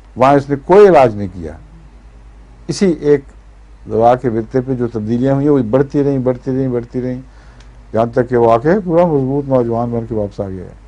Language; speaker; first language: Urdu; native; Urdu